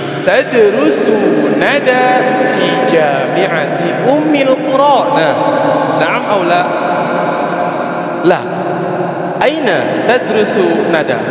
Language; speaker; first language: Arabic; non-native, fluent; Indonesian